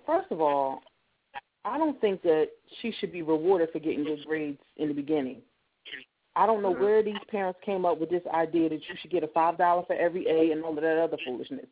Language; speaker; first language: English; native; English